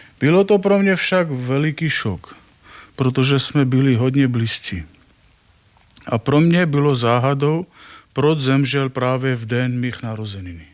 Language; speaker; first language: Czech; non-native, fluent; Armenian